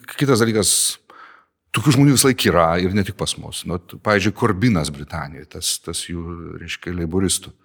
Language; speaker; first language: Lithuanian; native; Lithuanian